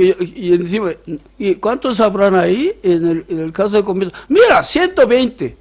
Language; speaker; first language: Spanish; non-native, fluent; Korean